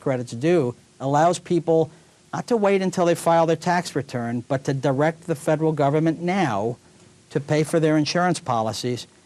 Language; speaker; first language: English; native; English